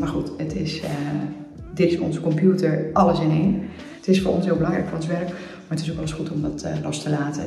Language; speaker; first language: Dutch; native; Dutch